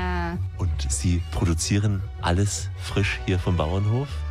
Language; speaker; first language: German; native; German